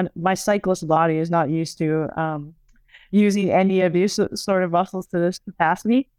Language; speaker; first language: English; native; English